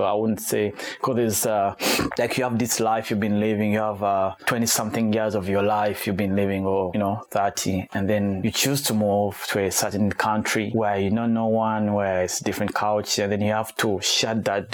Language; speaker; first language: English; non-native, local second language; Kinyarwanda